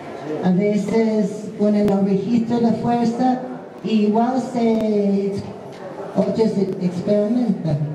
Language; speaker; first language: Spanish; non-native, fluent; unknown